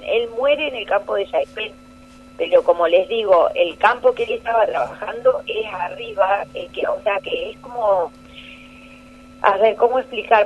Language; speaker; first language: Spanish; native; Spanish